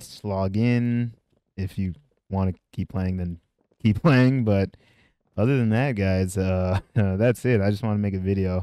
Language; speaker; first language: English; native; English